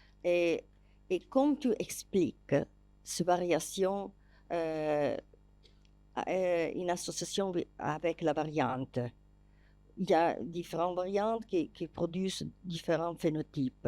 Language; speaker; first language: French; non-native, learner; Italian